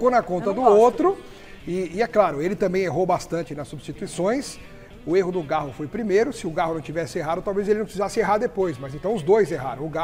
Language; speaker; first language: Portuguese; native; Portuguese